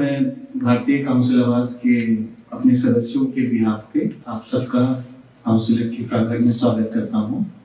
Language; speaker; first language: Hindi; native; Hindi